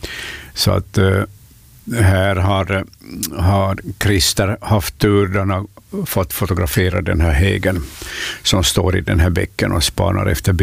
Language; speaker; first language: Swedish; native; Swedish